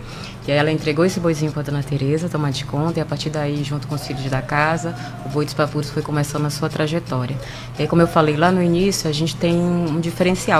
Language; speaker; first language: Portuguese; native; Portuguese